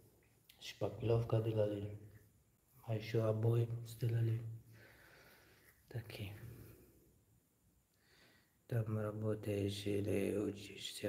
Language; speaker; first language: Russian; non-native, learner; Tajik